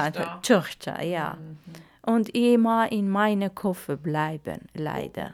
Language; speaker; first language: German; non-native, learner; Arabic